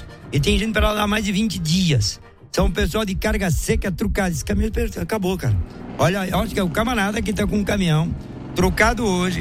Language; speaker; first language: Portuguese; native; Portuguese